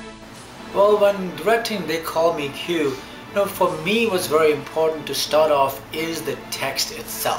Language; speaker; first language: English; native; English